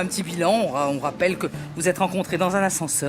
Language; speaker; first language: French; native; French